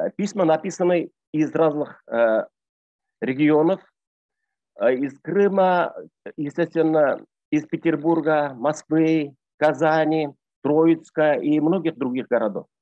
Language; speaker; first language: Russian; non-native, local second language; Bashkir